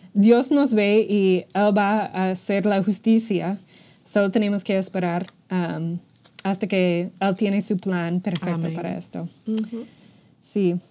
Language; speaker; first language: Spanish; non-native, fluent; English